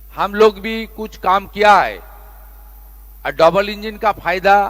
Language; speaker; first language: Hindi; non-native, local second language; Bangla